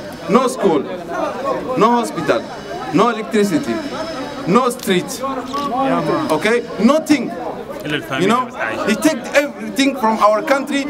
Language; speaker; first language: English; non-native, learner; Arabic